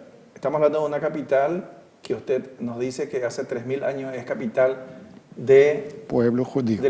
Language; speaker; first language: Spanish; native; Spanish